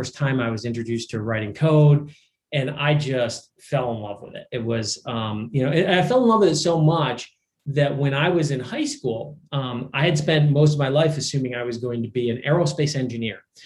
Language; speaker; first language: English; native; English